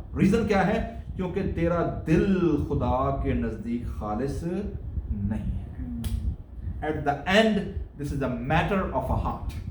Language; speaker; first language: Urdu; non-native, local second language; Punjabi